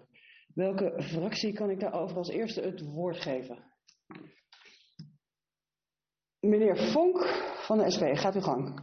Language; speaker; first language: Dutch; native; Dutch